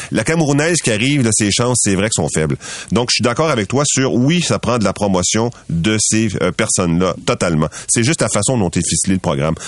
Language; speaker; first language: French; native; French